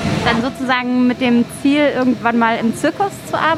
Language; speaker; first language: German; native; German